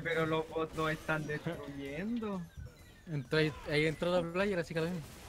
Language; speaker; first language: Spanish; native; Spanish